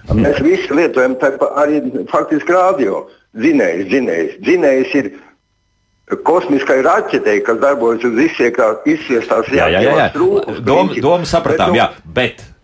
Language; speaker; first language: Latvian; native; Latvian